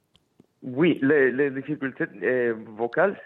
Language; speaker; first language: French; non-native, fluent; Spanish